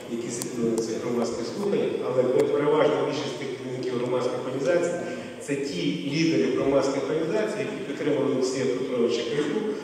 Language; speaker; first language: Ukrainian; native; Ukrainian